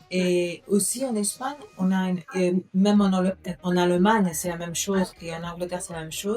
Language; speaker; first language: French; non-native, fluent; Spanish